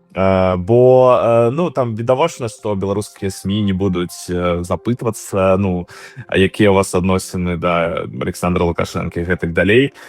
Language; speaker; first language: Belarusian; non-native, local second language; Russian